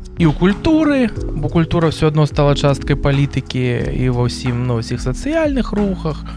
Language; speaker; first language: Belarusian; non-native, local second language; Russian